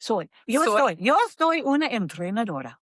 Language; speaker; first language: Spanish; non-native, learner; English